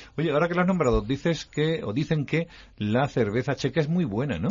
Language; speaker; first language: Spanish; native; Spanish